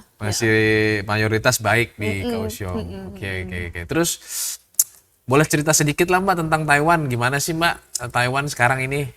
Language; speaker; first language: Indonesian; native; Indonesian